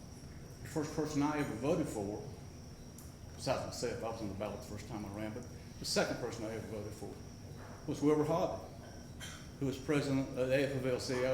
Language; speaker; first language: English; native; English